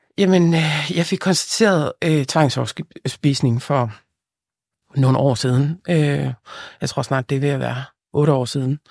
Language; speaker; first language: Danish; early bilingual, other home language; Lithuanian